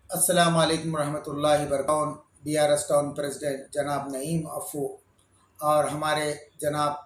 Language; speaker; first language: Urdu; native; Urdu